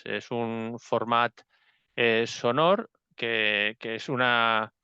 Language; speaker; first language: Catalan; non-native, local second language; Spanish